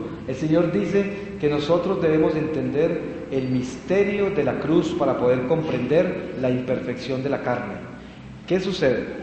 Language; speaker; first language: Spanish; native; Spanish